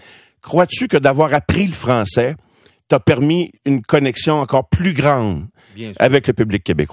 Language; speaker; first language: French; native; French